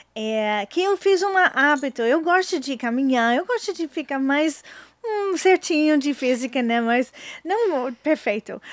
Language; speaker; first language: Portuguese; non-native, learner; English